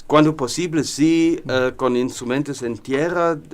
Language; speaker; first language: Spanish; non-native, learner; German